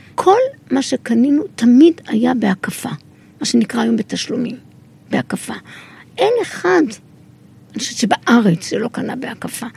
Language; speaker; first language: Hebrew; early bilingual, other home language; Arabic